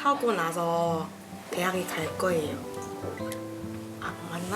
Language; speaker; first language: Korean; non-native, learner; Thai